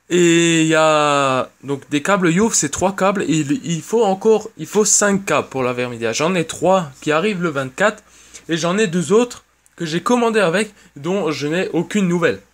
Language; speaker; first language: French; native; French